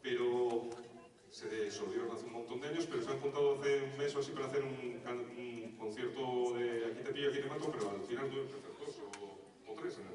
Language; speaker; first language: Spanish; non-native, local second language; Basque